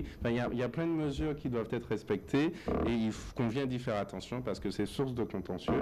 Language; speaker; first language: French; native; French